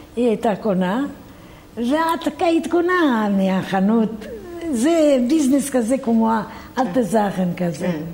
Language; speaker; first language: Hebrew; non-native, fluent; Romanian